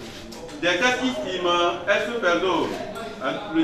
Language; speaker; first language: German; non-native, learner; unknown